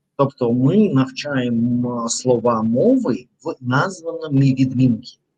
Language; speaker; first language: Ukrainian; non-native, local second language; Russian